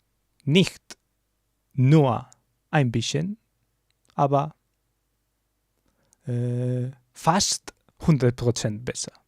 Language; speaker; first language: German; non-native, learner; English